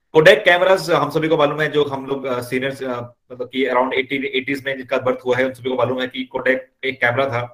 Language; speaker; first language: Hindi; native; Hindi